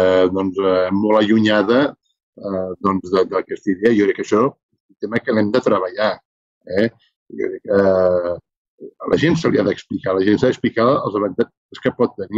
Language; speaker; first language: Catalan; native; Catalan